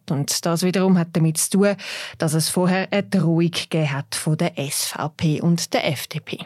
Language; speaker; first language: German; native; German